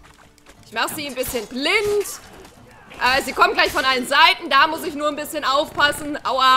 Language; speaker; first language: German; native; German